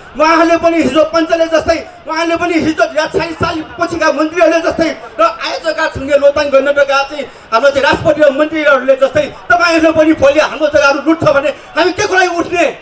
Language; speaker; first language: Nepali; non-native, local second language; Newari